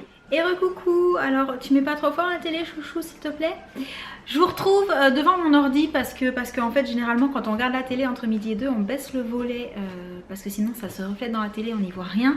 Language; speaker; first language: French; native; French